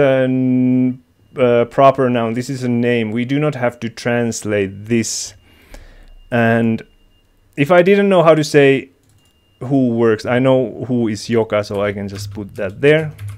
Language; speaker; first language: English; non-native, fluent; Finnish